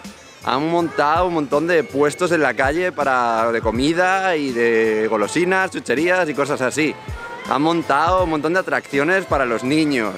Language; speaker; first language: Spanish; native; Spanish